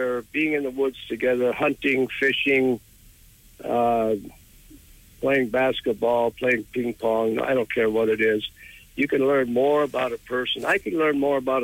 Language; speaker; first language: English; native; English